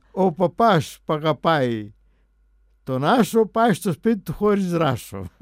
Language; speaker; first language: Greek; native; Greek